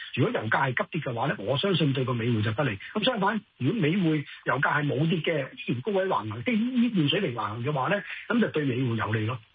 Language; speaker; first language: Cantonese; native; Cantonese